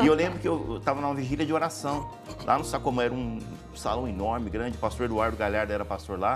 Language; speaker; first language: Portuguese; native; Portuguese